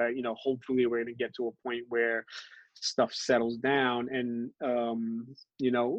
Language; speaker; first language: English; native; English